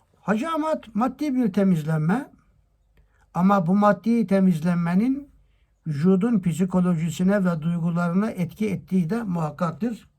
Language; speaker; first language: Turkish; native; Turkish